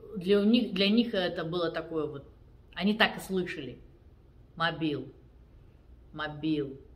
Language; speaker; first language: Russian; native; Russian